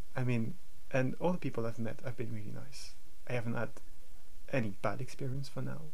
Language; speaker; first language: English; non-native, fluent; French